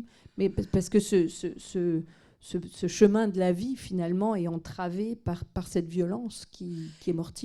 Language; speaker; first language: French; native; French